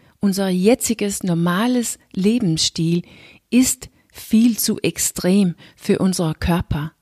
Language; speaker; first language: German; non-native, fluent; Danish